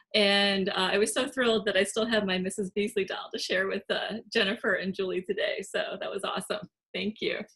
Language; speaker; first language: English; native; English